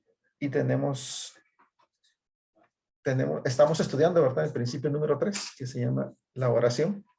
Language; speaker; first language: Spanish; native; Spanish